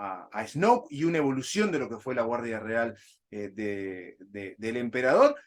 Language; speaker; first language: Spanish; native; Spanish